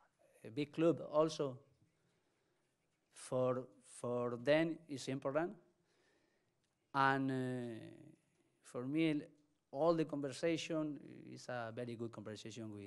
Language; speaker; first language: English; non-native, learner; Spanish